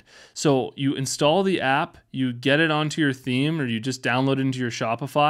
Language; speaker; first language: English; native; English